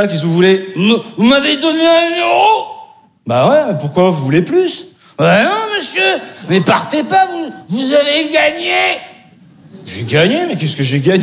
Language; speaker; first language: French; native; French